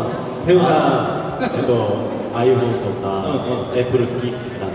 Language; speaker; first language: Japanese; non-native, learner; Korean